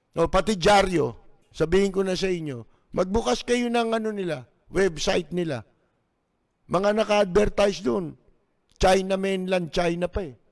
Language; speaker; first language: Filipino; native; Filipino